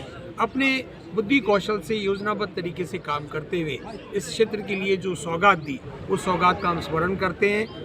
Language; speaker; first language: Hindi; native; Hindi